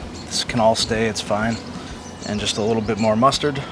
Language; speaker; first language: English; native; English